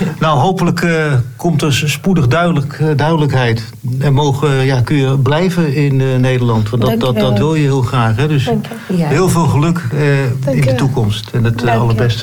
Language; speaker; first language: Dutch; native; Dutch